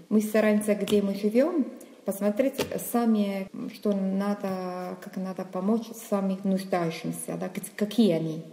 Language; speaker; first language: Russian; non-native, fluent; Italian